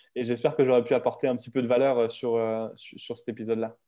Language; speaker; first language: French; native; French